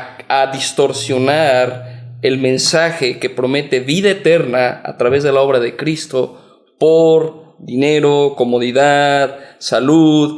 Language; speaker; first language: Spanish; native; Spanish